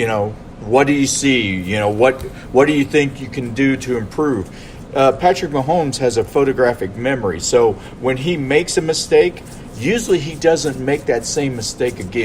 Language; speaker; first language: English; native; English